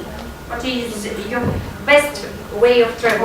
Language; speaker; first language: English; non-native, fluent; Russian